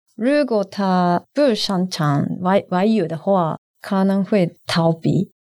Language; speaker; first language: Chinese; non-native, learner; Japanese